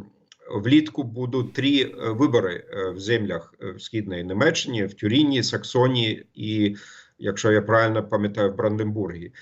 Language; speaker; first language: Ukrainian; non-native, fluent; German